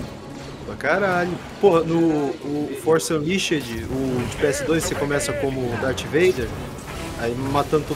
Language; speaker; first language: Portuguese; native; Portuguese